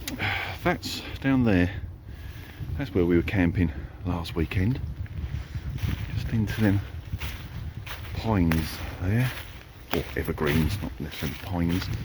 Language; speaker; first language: English; native; English